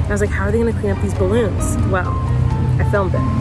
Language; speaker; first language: English; native; English